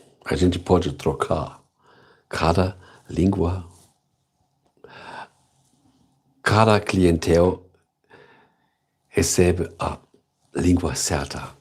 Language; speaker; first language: Portuguese; non-native, learner; German